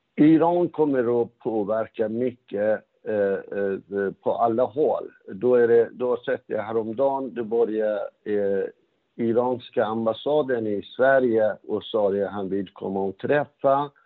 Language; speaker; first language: Swedish; non-native, fluent; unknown